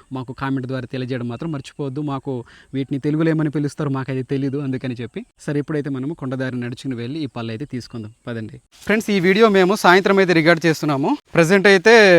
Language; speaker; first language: Telugu; native; Telugu